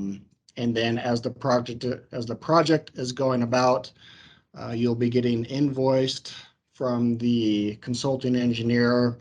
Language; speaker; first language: English; native; English